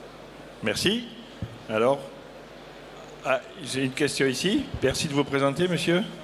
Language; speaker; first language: French; native; French